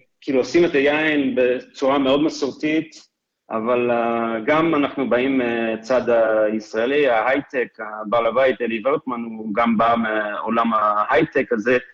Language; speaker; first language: Hebrew; non-native, fluent; English